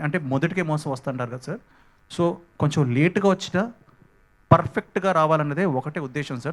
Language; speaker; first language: Telugu; native; Telugu